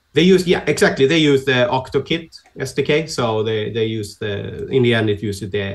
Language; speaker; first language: English; non-native, fluent; Swedish